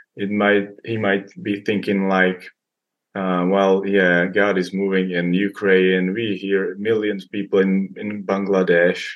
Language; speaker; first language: English; non-native, fluent; Czech